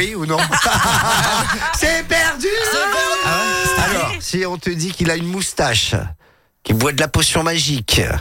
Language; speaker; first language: French; native; French